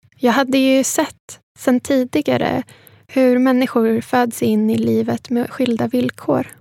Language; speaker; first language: Swedish; early bilingual, other home language; Spanish